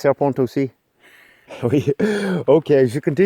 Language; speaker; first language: French; non-native, learner; English